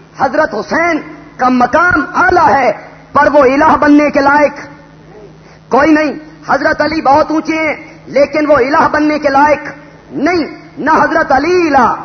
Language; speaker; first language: Urdu; non-native, local second language; Punjabi